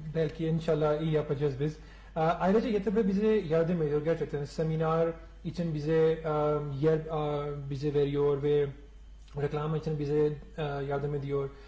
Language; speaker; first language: Turkish; non-native, learner; Urdu